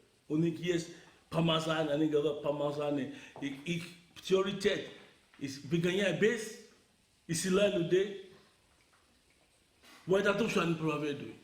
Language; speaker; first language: Russian; non-native, learner; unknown